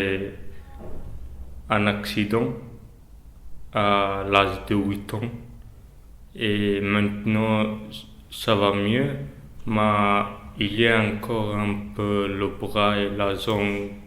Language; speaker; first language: French; non-native, learner; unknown